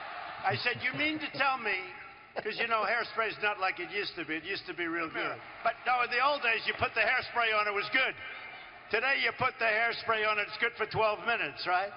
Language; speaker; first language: English; native; English